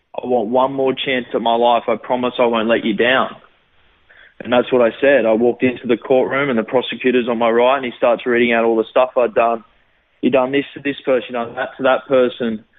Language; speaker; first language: English; native; English